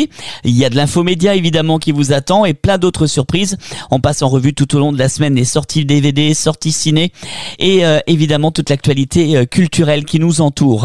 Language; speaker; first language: French; native; French